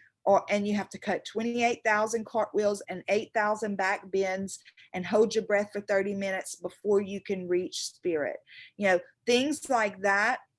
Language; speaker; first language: English; native; English